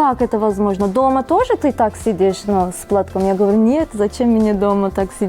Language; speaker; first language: Russian; non-native, fluent; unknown